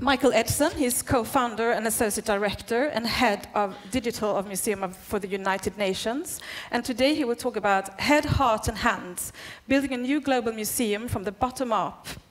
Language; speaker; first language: English; non-native, fluent; Swedish